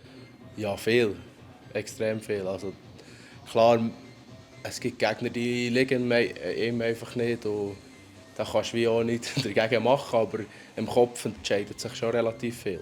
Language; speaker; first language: German; native; German